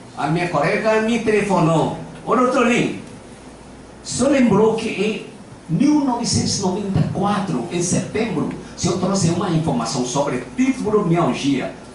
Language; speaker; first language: Portuguese; non-native, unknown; Chinese